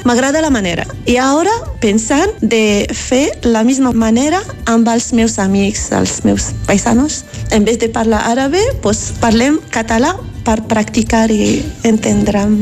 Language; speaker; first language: Catalan; non-native, learner; Arabic